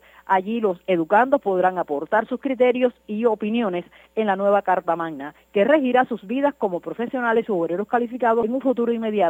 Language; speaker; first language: Spanish; native; Spanish